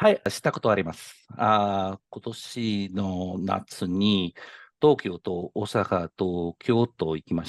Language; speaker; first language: Japanese; non-native, learner; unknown